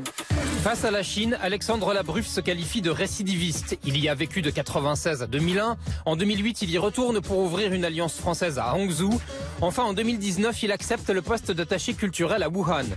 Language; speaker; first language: French; native; French